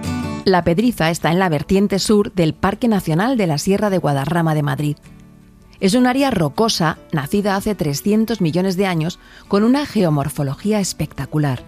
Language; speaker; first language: Spanish; native; Spanish